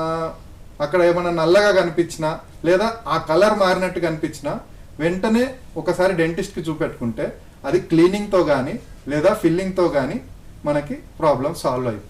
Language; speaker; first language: Telugu; native; Telugu